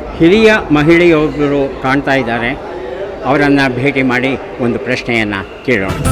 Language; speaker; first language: Kannada; native; Kannada